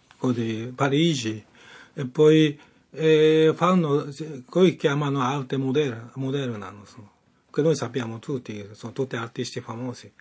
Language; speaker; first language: Italian; non-native, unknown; Japanese